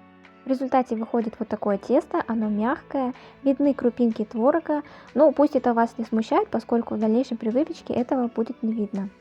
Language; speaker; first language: Russian; native; Russian